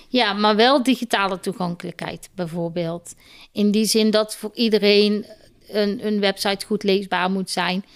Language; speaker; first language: Dutch; native; Dutch